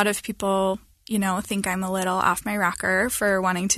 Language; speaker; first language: English; native; English